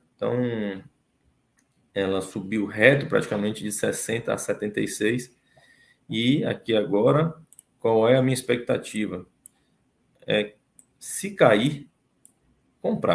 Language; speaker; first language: Portuguese; native; Portuguese